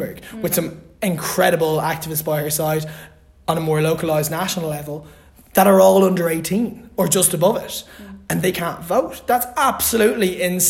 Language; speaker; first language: English; native; English